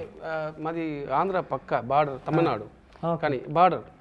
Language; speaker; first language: Telugu; non-native, local second language; Tamil